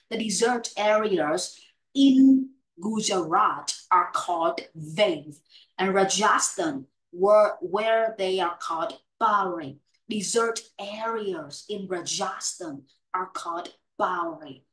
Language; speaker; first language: English; non-native, fluent; Vietnamese